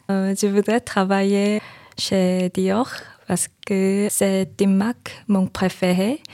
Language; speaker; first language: French; non-native, learner; Korean